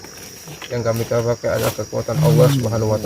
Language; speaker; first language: Indonesian; native; Indonesian